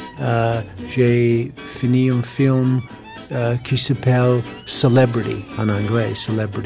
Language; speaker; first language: French; non-native, learner; English